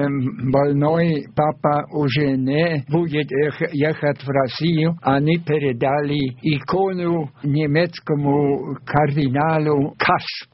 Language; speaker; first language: Russian; non-native, fluent; German